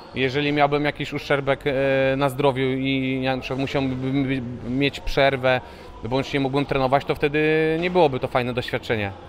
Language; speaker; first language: Polish; native; Polish